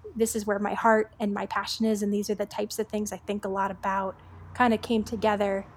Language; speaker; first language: English; native; English